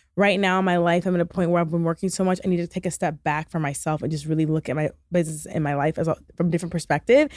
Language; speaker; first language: English; native; English